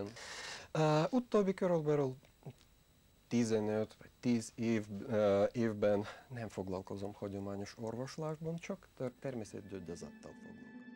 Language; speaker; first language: Hungarian; non-native, learner; Russian